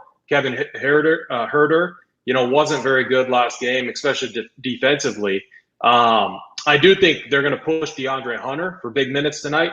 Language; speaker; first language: English; native; English